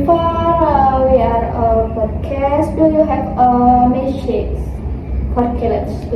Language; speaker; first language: English; non-native, learner; Indonesian